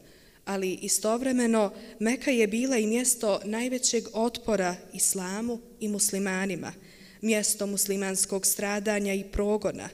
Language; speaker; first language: Bosnian; native; Bosnian